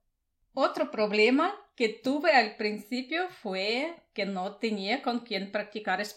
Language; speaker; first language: Spanish; non-native, fluent; Russian